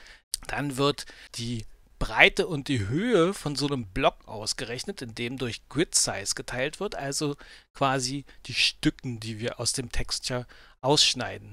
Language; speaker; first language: German; native; German